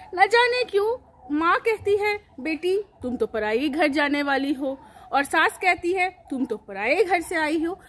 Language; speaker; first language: Hindi; native; Hindi